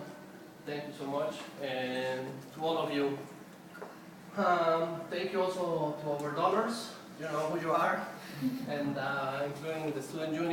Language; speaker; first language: English; non-native, fluent; Spanish